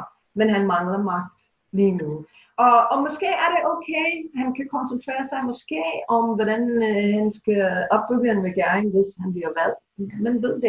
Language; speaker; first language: Danish; non-native, fluent; English